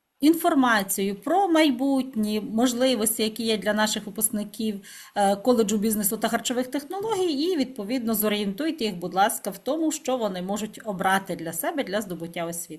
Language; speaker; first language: Ukrainian; native; Ukrainian